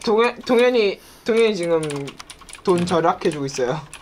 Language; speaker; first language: Korean; native; Korean